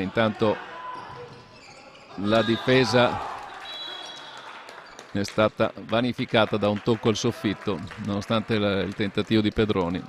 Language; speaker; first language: Italian; native; Italian